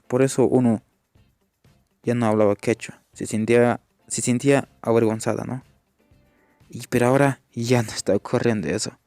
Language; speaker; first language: Spanish; non-native, local second language; Quechua